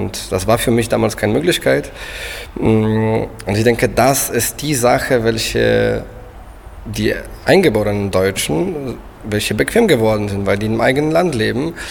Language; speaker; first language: German; non-native, fluent; Polish